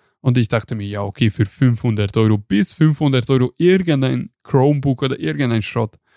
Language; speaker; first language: German; non-native, fluent; Hungarian